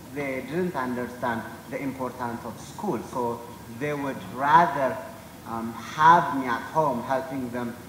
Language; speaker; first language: English; non-native, fluent; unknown